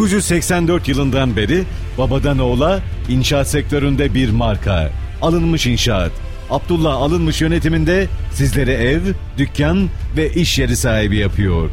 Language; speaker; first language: Turkish; native; Turkish